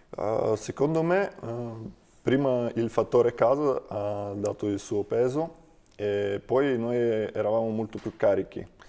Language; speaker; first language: Italian; non-native, fluent; Bulgarian